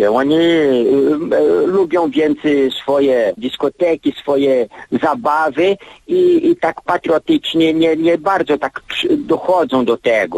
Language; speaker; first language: Polish; early bilingual, heritage; Polish